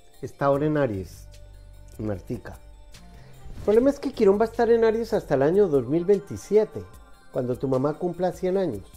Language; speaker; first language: Spanish; native; Spanish